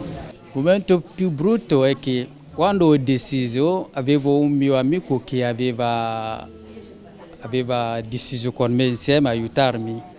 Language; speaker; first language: Italian; non-native, fluent; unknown